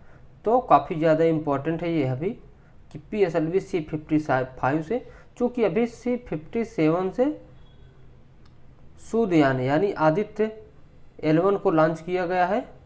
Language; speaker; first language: Hindi; native; Hindi